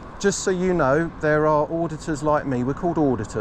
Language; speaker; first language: English; native; English